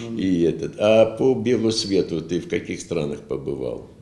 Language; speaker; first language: Russian; native; Russian